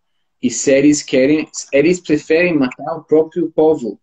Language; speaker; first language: Portuguese; non-native, fluent; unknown